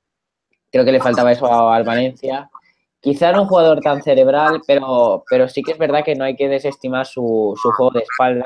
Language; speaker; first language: Spanish; native; Spanish